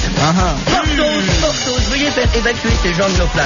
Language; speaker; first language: French; native; French